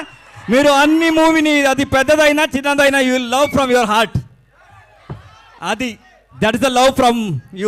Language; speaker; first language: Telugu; non-native, learner; Kannada